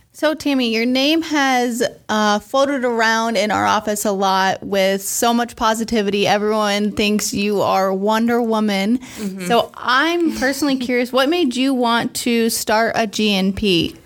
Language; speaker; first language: English; native; English